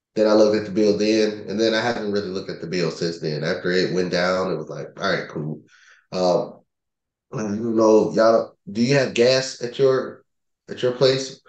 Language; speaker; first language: English; native; English